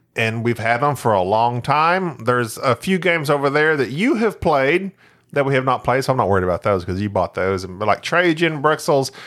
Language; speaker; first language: English; native; English